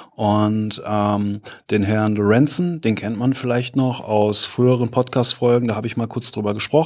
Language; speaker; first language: German; native; German